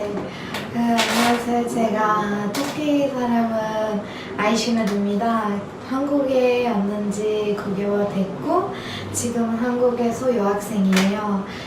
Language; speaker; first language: Korean; non-native, learner; Turkish